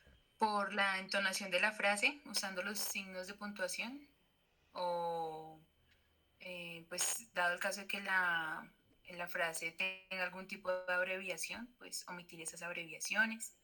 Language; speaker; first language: Spanish; native; Spanish